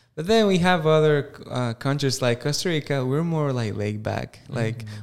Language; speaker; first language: English; non-native, fluent; Spanish